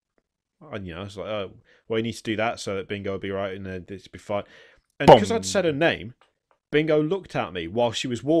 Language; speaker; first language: English; native; English